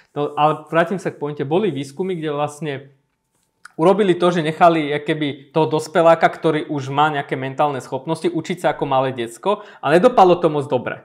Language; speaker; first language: Slovak; early bilingual, other home language; Armenian